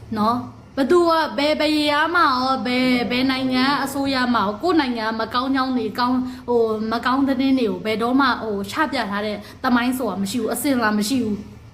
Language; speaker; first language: Burmese; native; Burmese